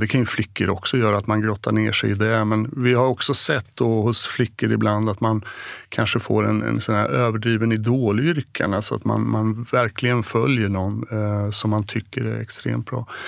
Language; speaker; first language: Swedish; native; Swedish